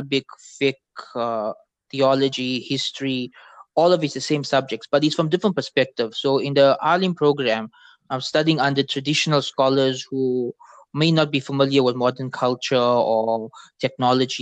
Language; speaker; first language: English; native; English